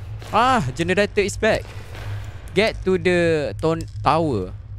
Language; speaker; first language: English; non-native, local second language; Malay